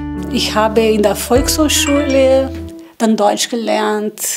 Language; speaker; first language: German; non-native, learner; Portuguese